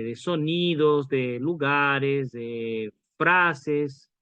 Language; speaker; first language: Spanish; non-native, fluent; Portuguese